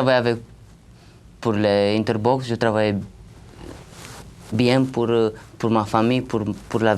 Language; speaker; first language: French; non-native, learner; Romanian